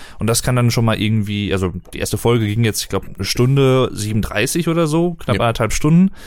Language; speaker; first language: German; native; German